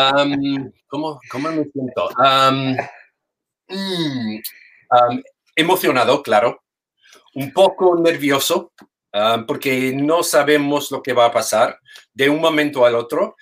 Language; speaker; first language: Spanish; non-native, fluent; English